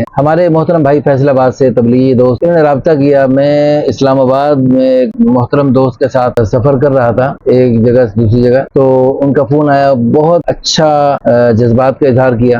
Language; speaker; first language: Urdu; native; Urdu